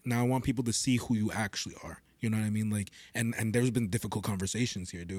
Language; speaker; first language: English; early bilingual, other home language; Spanish